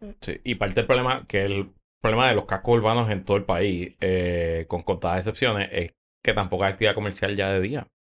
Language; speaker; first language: Spanish; native; Spanish